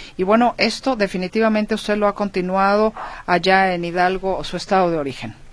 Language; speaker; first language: Spanish; native; Spanish